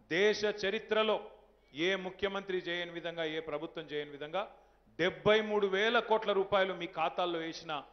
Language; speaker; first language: Telugu; native; Telugu